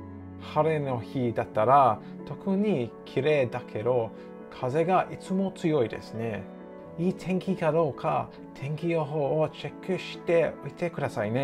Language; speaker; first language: Japanese; non-native, learner; English